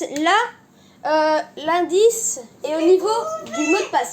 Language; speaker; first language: French; native; French